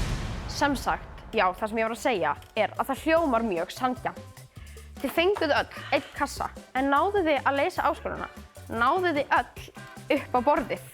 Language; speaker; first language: Icelandic; native; Icelandic